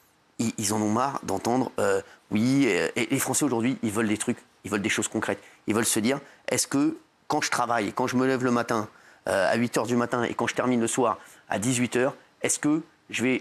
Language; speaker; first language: French; native; French